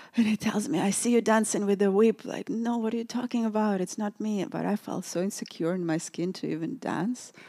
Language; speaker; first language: English; non-native, fluent; Russian